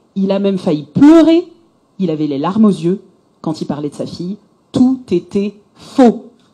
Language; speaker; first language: French; native; French